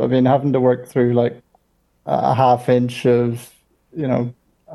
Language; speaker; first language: English; native; English